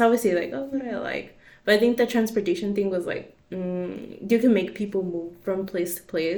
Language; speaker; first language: English; early bilingual, other home language; Spanish